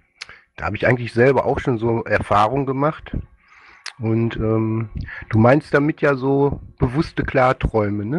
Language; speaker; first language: German; native; German